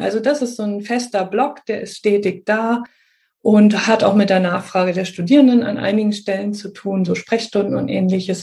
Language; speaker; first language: German; native; German